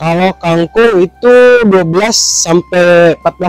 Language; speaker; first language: Indonesian; native; Indonesian